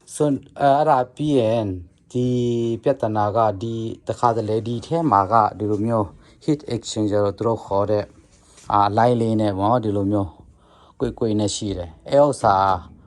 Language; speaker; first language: Burmese; non-native, local second language; Tedim Chin